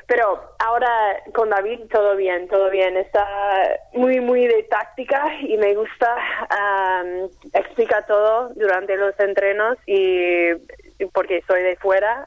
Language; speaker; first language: Spanish; non-native, fluent; English